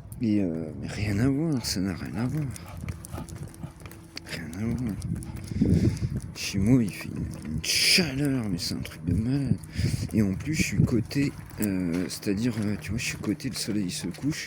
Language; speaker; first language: French; native; French